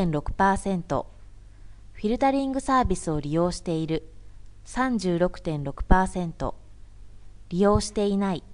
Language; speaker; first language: Japanese; native; Japanese